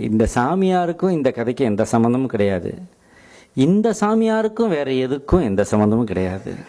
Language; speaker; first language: Tamil; native; Tamil